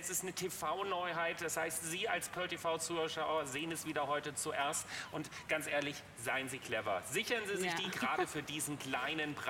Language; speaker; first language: German; native; German